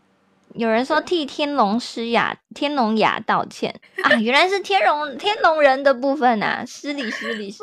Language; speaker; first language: Chinese; native; Chinese